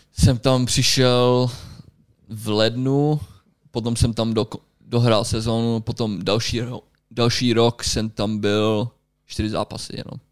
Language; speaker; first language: Czech; early bilingual, heritage; Czech